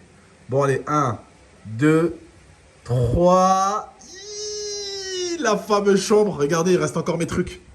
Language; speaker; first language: French; native; French